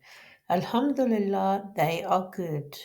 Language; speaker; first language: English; non-native, local second language; Urdu